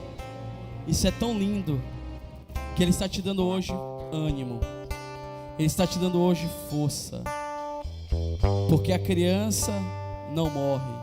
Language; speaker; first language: Portuguese; native; Portuguese